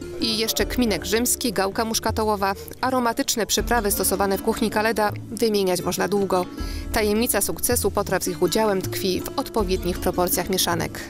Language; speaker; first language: Polish; native; Polish